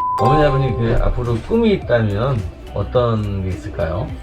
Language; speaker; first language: Korean; native; Korean